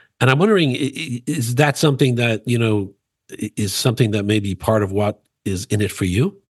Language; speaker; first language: English; native; English